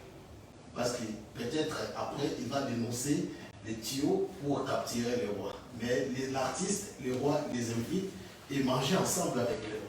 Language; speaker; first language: French; non-native, local second language; Lingala